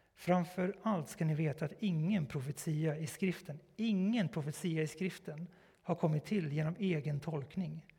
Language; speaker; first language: Swedish; native; Swedish